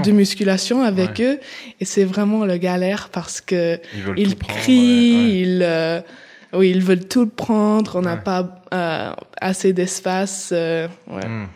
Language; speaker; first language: French; early bilingual, heritage; English